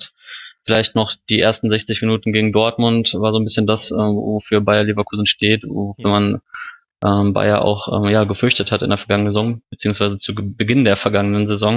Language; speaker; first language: German; native; German